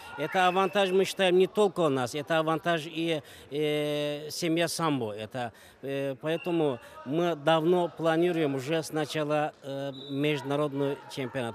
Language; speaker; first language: Russian; non-native, learner; Azerbaijani